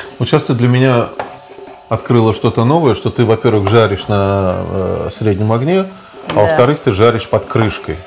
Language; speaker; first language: Russian; native; Russian